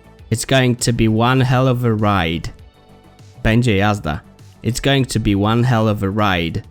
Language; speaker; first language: English; non-native, fluent; Polish